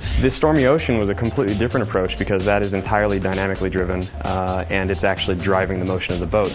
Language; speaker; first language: English; native; English